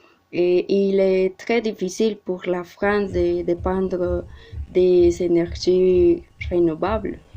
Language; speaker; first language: French; non-native, learner; Spanish